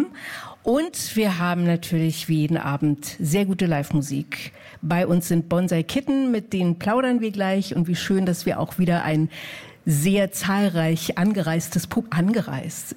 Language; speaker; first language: German; native; German